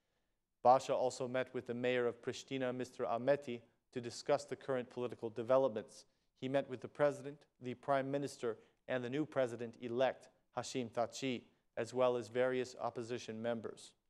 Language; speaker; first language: English; non-native, fluent; Albanian